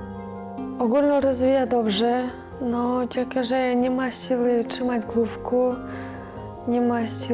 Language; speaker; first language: Polish; non-native, learner; Ukrainian